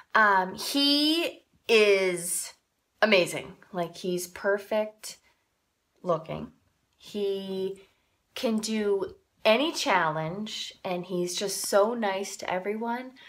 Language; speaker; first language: English; native; English